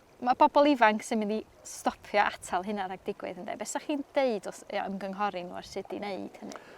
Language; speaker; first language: Welsh; non-native, local second language; English